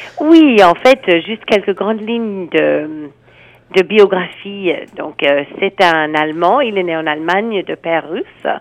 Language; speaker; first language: French; non-native, fluent; English